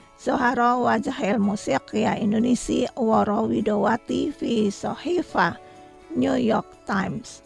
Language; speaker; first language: Arabic; non-native, fluent; Indonesian